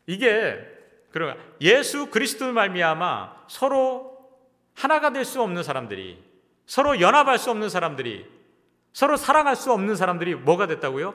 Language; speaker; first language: Korean; native; Korean